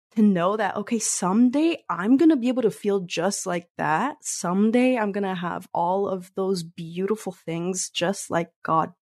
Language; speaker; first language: English; early bilingual, other home language; Spanish